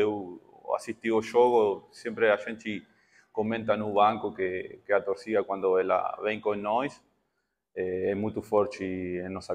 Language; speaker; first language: Portuguese; non-native, fluent; Spanish